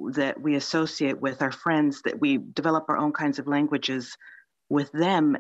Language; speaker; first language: English; early bilingual, other home language; Finnish